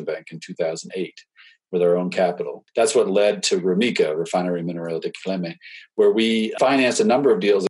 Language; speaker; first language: English; native; English